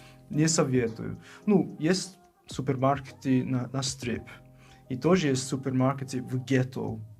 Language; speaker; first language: Russian; non-native, fluent; English